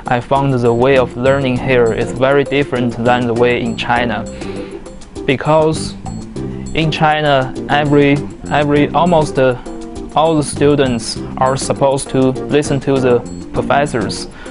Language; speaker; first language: English; non-native, fluent; Chinese